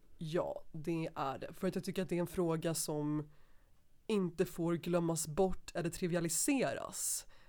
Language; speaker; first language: Swedish; native; Swedish